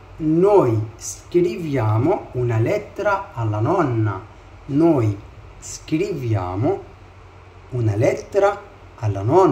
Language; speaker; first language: Italian; non-native, fluent; Arabic